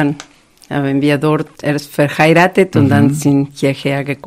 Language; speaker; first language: German; non-native, fluent; Spanish